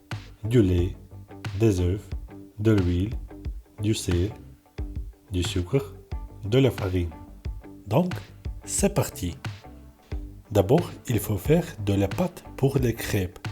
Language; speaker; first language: French; non-native, fluent; Russian